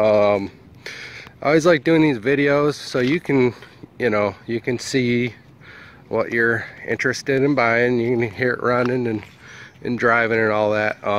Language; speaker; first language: English; native; English